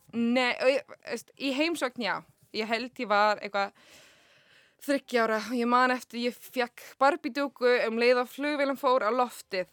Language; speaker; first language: Icelandic; non-native, fluent; English